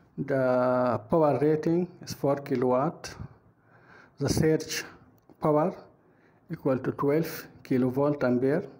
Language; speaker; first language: English; non-native, fluent; Arabic